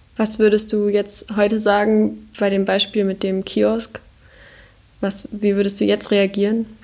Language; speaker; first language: German; native; German